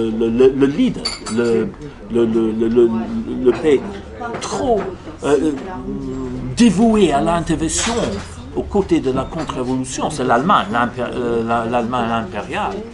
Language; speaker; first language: French; non-native, fluent; English